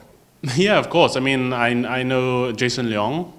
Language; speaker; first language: English; native; English